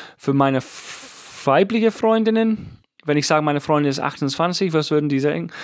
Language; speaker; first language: German; non-native, fluent; English